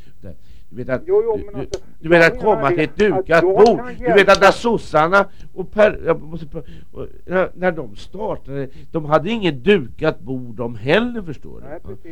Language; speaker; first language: Swedish; native; Swedish